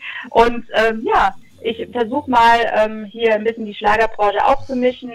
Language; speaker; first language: German; native; German